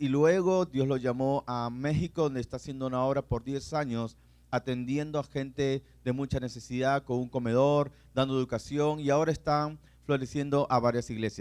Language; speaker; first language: Spanish; native; Spanish